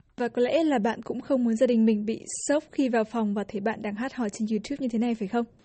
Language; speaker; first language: Vietnamese; native; Vietnamese